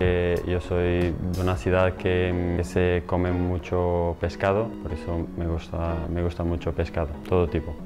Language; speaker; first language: Spanish; non-native, learner; Portuguese